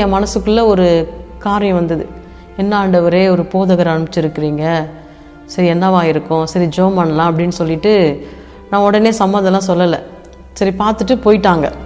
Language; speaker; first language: Tamil; native; Tamil